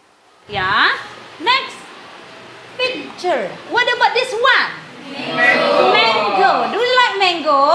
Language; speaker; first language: English; non-native, learner; Indonesian